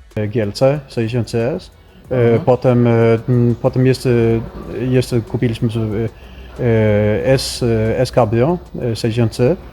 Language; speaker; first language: Polish; non-native, fluent; Danish